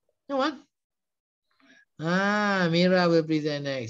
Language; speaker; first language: English; non-native, local second language; Malay